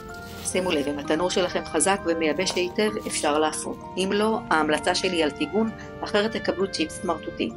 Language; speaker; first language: Hebrew; native; Hebrew